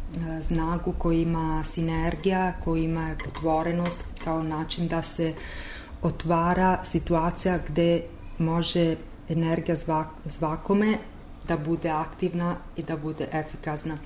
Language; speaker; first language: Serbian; non-native, learner; Italian